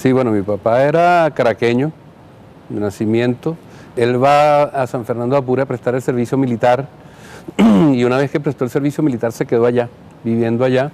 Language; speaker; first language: Spanish; native; Spanish